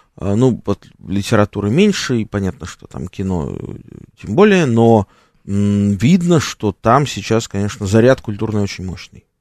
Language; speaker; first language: Russian; native; Russian